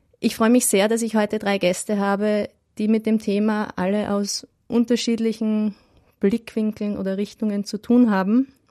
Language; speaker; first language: German; native; German